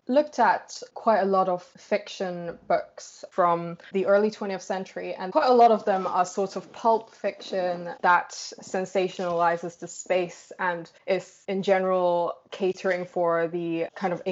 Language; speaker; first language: English; non-native, local second language; Cantonese